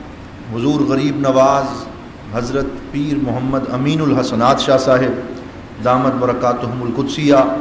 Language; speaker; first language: Urdu; native; Urdu